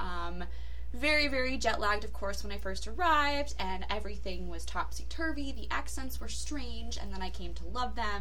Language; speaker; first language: English; native; English